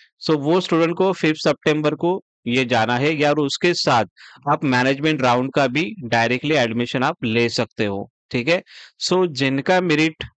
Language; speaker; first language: Hindi; non-native, local second language; Marathi